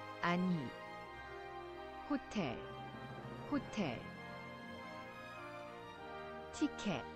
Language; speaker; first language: Korean; non-native, learner; English